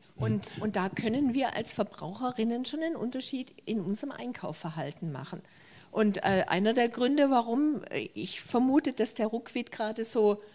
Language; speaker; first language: German; native; German